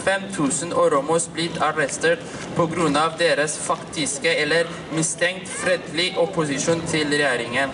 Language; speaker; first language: Norwegian; non-native, fluent; Oromo